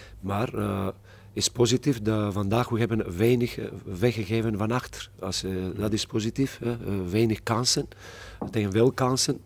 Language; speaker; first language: Dutch; non-native, fluent; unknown